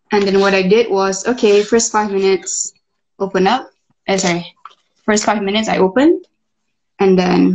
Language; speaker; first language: English; non-native, local second language; Malay